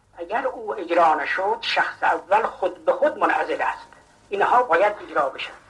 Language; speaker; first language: Persian; non-native, local second language; Azerbaijani